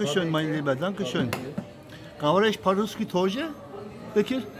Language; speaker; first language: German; non-native, learner; Turkish